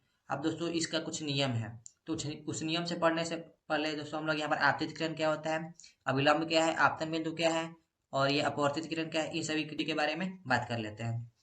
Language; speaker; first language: Hindi; native; Hindi